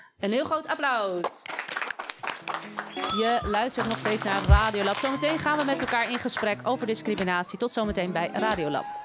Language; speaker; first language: Dutch; native; Dutch